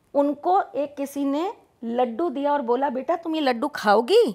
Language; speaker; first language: Hindi; native; Hindi